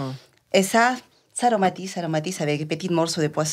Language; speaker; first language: French; non-native, fluent; Spanish